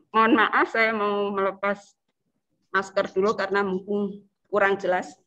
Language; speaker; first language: Indonesian; native; Indonesian